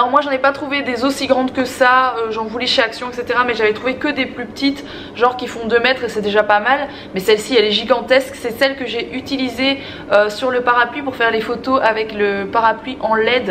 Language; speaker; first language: French; native; French